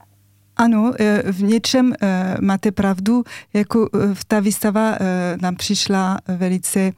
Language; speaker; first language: Czech; non-native, fluent; French